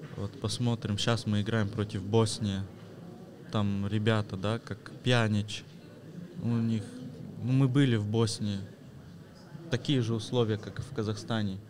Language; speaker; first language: Russian; early bilingual, heritage; Russian